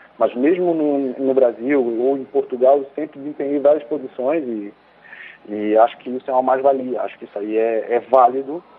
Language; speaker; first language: Portuguese; native; Portuguese